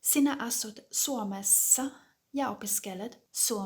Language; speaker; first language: Finnish; non-native, fluent; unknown